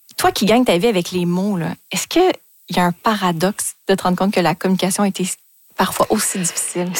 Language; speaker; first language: French; native; French